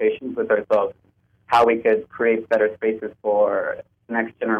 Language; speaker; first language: English; native; English